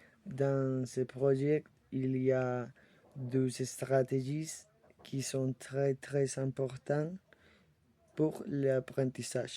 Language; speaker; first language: French; non-native, learner; Spanish